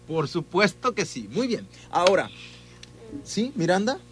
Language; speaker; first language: Spanish; native; Spanish